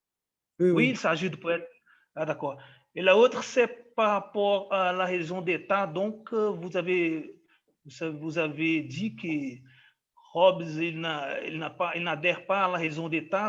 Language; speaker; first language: French; non-native, learner; Portuguese